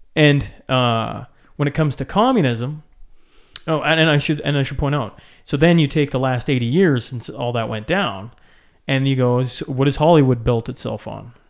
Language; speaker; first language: English; native; English